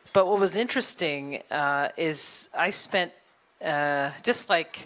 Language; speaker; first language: English; native; English